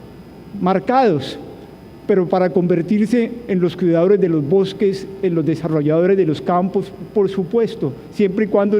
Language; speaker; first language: Spanish; native; Spanish